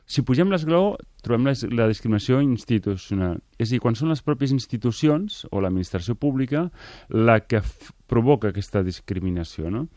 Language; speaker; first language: Catalan; native; Catalan